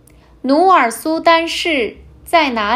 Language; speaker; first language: Chinese; non-native, fluent; Kazakh